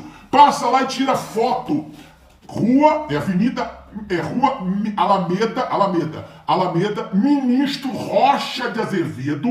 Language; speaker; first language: Portuguese; native; Portuguese